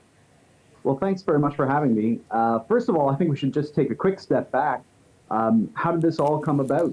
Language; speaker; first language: English; native; English